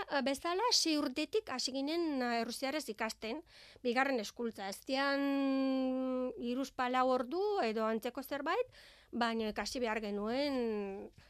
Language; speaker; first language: Basque; non-native, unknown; Bulgarian